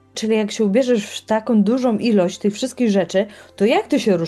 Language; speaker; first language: Polish; native; Polish